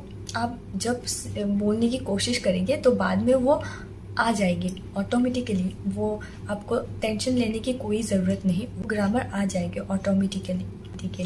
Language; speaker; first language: Hindi; non-native, local second language; Assamese